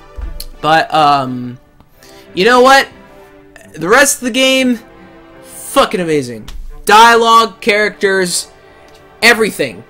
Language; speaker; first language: English; native; English